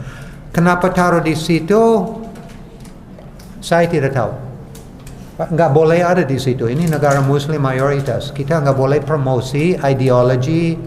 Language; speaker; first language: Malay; non-native, fluent; English